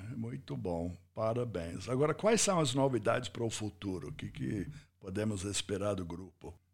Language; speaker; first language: Portuguese; non-native, fluent; English